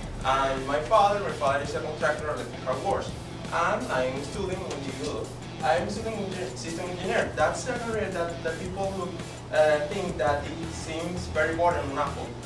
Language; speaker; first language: English; non-native, learner; Spanish